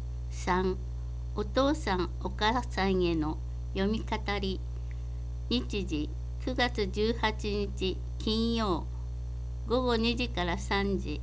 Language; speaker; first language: Japanese; native; Japanese